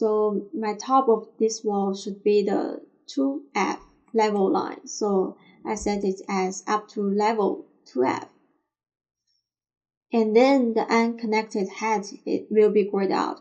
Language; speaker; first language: English; non-native, fluent; Chinese